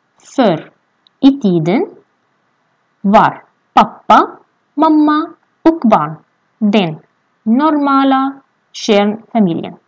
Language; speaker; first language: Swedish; non-native, fluent; Arabic